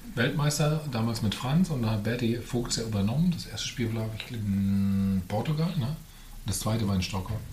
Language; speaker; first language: German; native; German